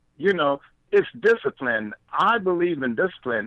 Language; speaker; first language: English; native; English